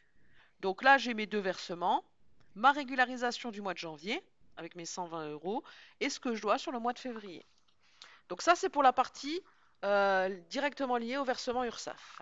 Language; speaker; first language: French; native; French